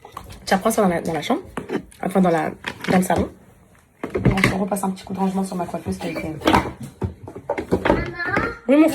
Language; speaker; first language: French; native; French